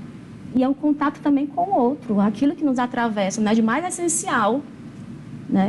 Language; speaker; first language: Portuguese; native; Portuguese